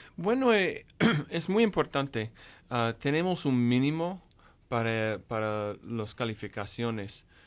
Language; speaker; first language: Spanish; non-native, fluent; English